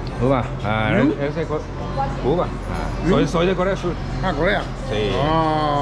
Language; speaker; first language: Spanish; non-native, learner; Korean